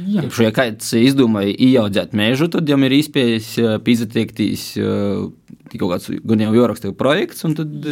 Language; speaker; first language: Latvian; native; Latvian